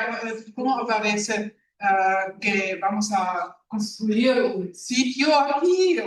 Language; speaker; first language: Spanish; non-native, learner; German